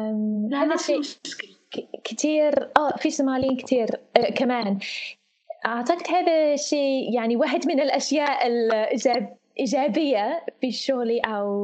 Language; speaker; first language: Arabic; non-native, fluent; English